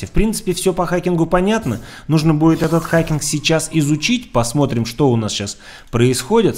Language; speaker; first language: Russian; native; Russian